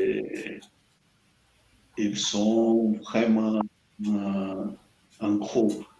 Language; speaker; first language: French; non-native, learner; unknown